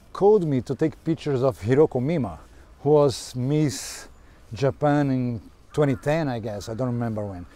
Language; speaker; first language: English; non-native, fluent; Portuguese